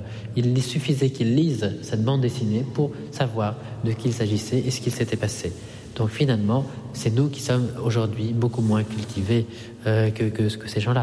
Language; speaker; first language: French; non-native, fluent; Italian